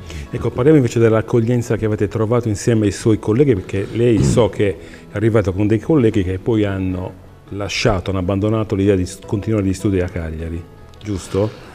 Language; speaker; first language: Italian; native; Italian